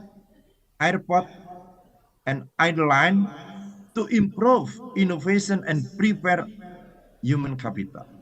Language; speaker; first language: English; non-native, fluent; Indonesian